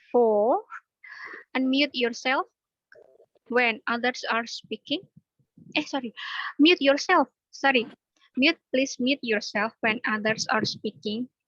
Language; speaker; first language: English; non-native, learner; Indonesian